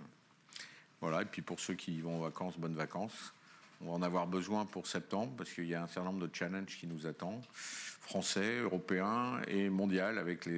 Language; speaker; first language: French; native; French